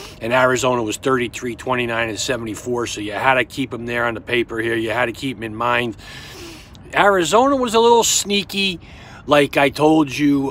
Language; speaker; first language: English; native; English